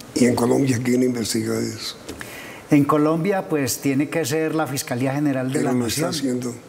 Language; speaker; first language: Spanish; native; Spanish